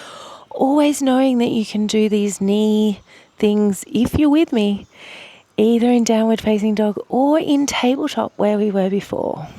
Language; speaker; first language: English; native; English